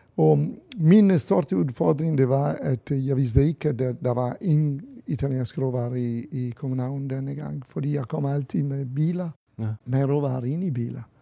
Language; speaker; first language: Danish; non-native, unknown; Italian